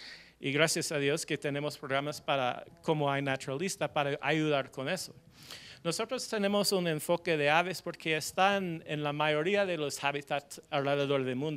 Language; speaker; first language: Spanish; non-native, fluent; English